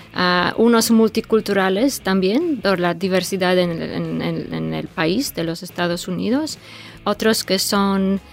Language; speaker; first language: Spanish; non-native, fluent; Polish